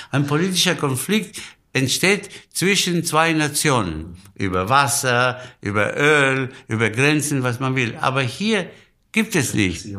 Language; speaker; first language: German; non-native, fluent; Spanish